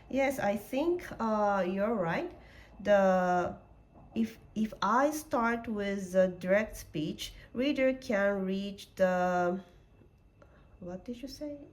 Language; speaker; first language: English; non-native, learner; Japanese